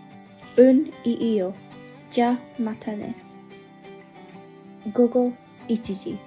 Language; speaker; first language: Japanese; non-native, learner; English